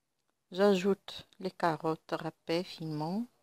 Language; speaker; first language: French; non-native, local second language; Arabic